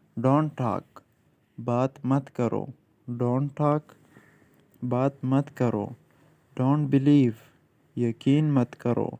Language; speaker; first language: Urdu; native; Urdu